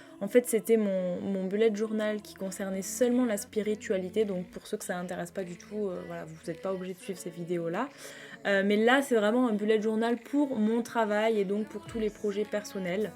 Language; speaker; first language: French; native; French